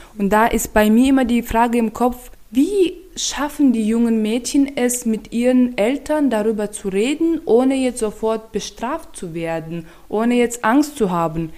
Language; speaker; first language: German; non-native, fluent; Turkmen